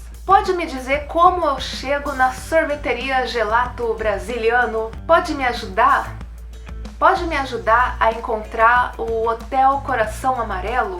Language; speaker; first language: Portuguese; native; Portuguese